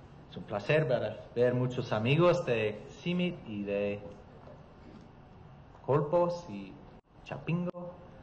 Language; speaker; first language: Spanish; non-native, learner; English